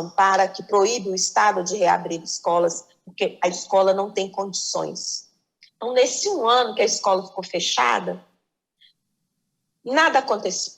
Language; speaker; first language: Portuguese; native; Portuguese